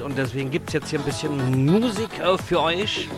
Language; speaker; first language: German; native; German